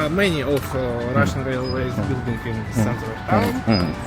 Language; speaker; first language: English; non-native, learner; Russian